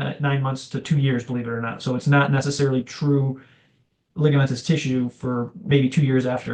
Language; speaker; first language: English; native; English